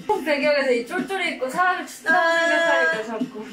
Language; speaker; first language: Korean; native; Korean